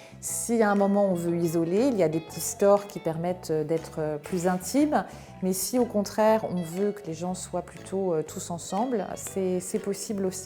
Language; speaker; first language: French; native; French